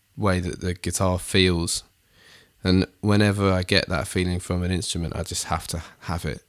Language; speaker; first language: English; native; English